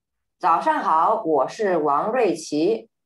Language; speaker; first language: Chinese; early bilingual, heritage; Chinese